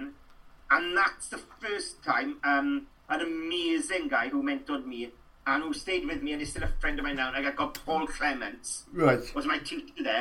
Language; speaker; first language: English; native; English